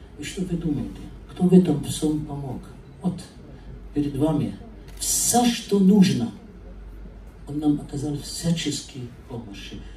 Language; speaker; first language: Russian; non-native, fluent; Arabic